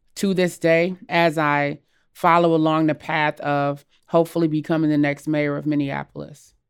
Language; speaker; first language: English; native; English